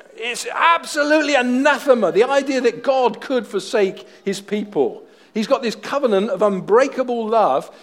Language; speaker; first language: English; native; English